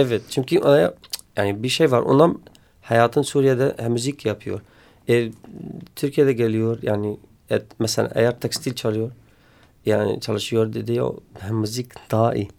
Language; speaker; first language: Turkish; non-native, learner; Kurdish